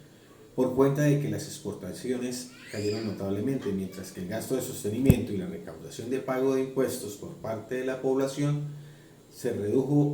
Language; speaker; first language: Spanish; native; Spanish